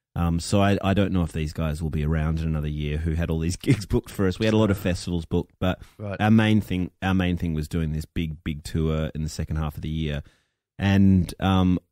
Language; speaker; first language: English; native; English